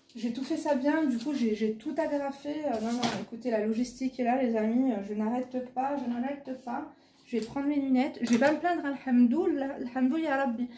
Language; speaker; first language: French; native; French